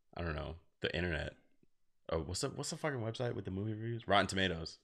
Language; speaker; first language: English; native; English